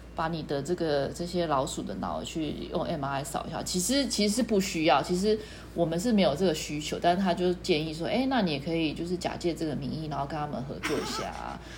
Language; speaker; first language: Chinese; native; Chinese